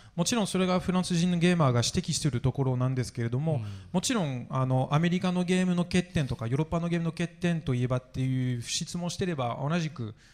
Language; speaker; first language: Japanese; non-native, fluent; French